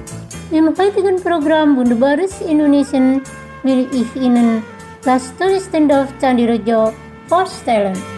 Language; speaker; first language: German; non-native, fluent; Indonesian